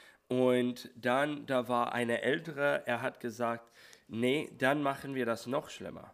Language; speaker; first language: German; non-native, learner; English